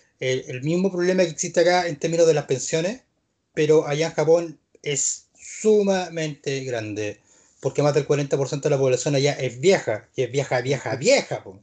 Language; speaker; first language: Spanish; native; Spanish